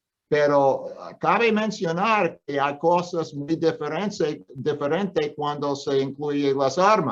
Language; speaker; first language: Spanish; non-native, fluent; English